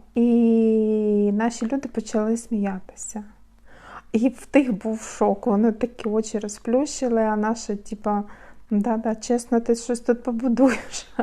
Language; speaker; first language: Ukrainian; native; Ukrainian